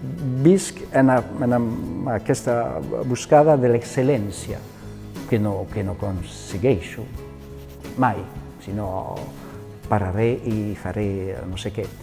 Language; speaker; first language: Catalan; non-native, fluent; French